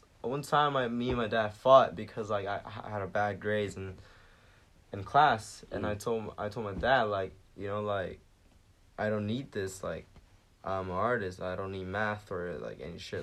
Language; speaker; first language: English; early bilingual, other home language; Japanese